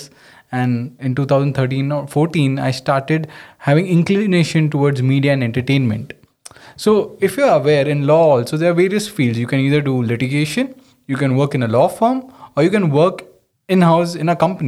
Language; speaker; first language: English; non-native, local second language; Hindi